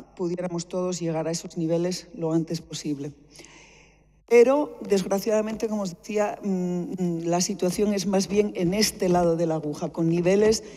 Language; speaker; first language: Spanish; native; Spanish